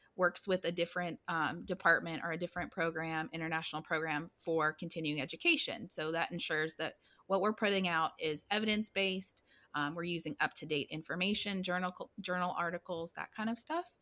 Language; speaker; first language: English; native; English